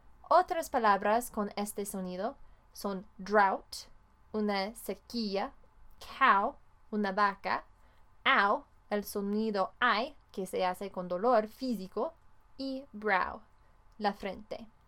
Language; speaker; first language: Spanish; non-native, fluent; English